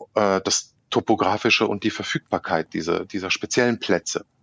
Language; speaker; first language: German; native; German